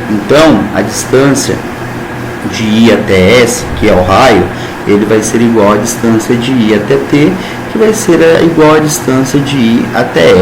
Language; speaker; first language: Portuguese; native; Portuguese